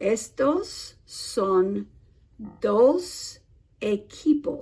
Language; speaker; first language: Spanish; non-native, fluent; English